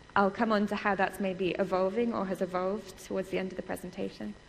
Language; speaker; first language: English; native; English